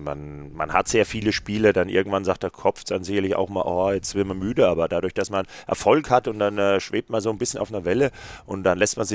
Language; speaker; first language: German; native; German